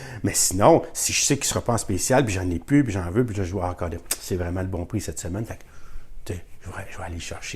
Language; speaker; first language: French; native; French